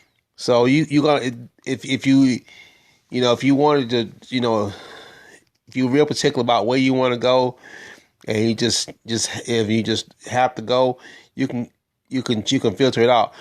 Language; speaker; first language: English; native; English